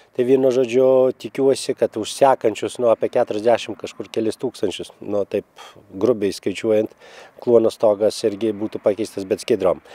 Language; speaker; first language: Lithuanian; native; Lithuanian